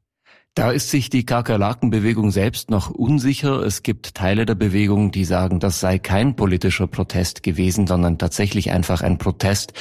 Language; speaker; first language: German; native; German